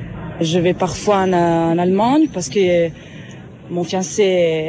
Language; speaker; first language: French; non-native, fluent; Italian